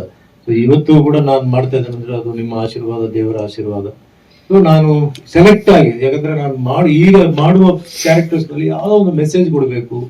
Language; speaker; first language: Kannada; non-native, fluent; Tulu